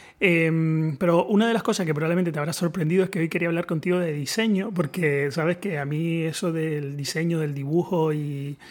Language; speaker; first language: Spanish; native; Spanish